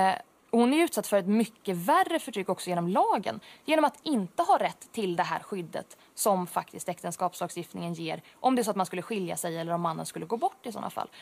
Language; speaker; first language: Swedish; native; Swedish